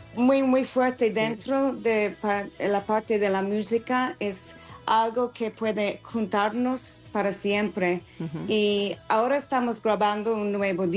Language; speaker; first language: Spanish; non-native, fluent; English